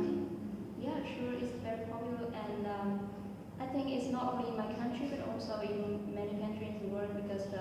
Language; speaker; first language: English; non-native, fluent; Vietnamese